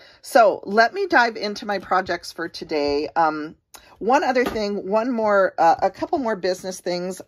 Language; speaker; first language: English; native; English